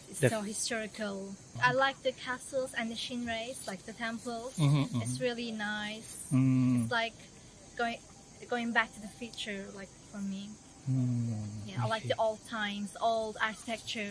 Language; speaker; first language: English; non-native, fluent; Turkish